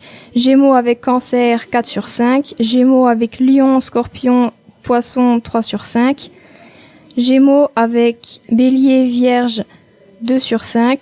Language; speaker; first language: French; native; French